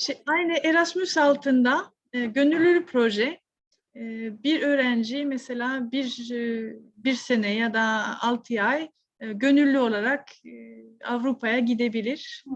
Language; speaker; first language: Turkish; non-native, fluent; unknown